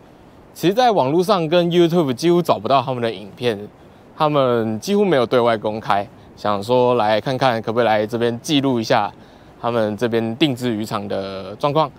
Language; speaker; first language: Chinese; native; Chinese